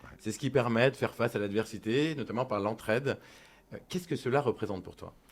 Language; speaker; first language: French; native; French